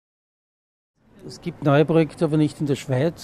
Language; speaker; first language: German; native; German